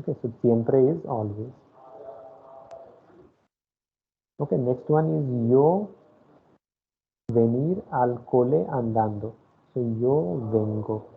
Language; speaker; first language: Spanish; non-native, fluent; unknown